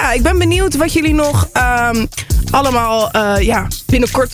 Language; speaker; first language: Dutch; native; Dutch